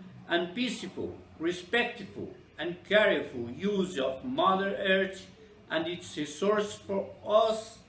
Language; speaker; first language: English; non-native, fluent; Portuguese